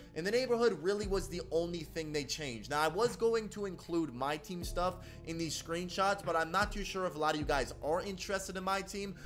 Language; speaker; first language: English; native; English